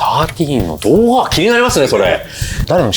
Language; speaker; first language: Japanese; native; Japanese